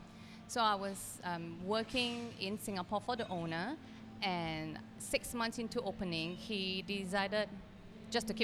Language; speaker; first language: English; non-native, local second language; Cantonese